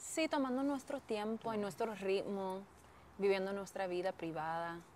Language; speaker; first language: Spanish; non-native, fluent; English